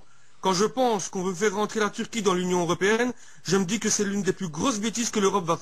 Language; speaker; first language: French; native; French